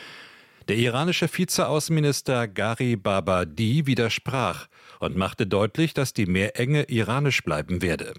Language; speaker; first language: German; native; German